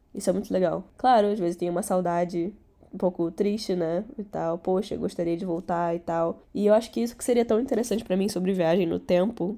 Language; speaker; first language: Portuguese; early bilingual, other home language; Catalan